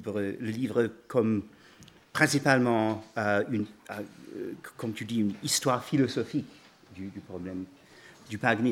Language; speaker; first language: French; non-native, fluent; English